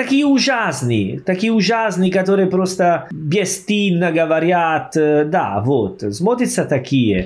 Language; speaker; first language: Russian; non-native, learner; Italian